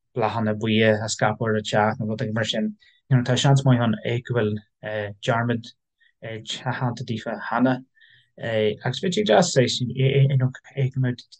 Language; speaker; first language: Irish; non-native, local second language; English